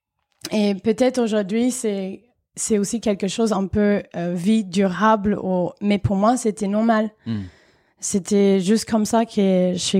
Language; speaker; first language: French; non-native, fluent; English